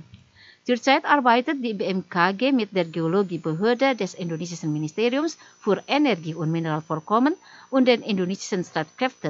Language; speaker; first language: German; non-native, fluent; Indonesian